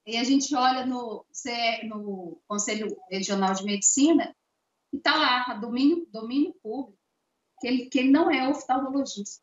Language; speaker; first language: Portuguese; native; Portuguese